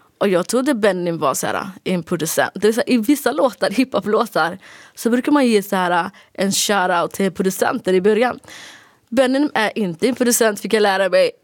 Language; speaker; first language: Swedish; early bilingual, other home language; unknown